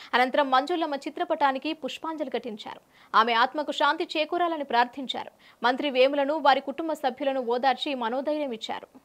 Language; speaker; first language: Telugu; native; Telugu